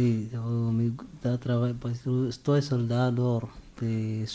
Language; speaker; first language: Spanish; non-native, learner; French